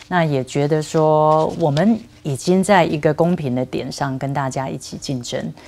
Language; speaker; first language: Chinese; native; Chinese